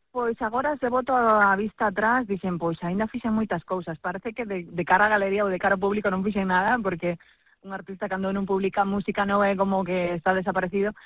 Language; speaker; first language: Galician; non-native, local second language; Spanish